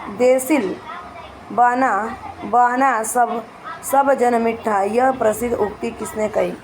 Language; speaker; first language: Hindi; native; Hindi